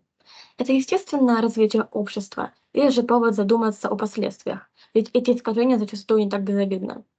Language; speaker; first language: Russian; native; Russian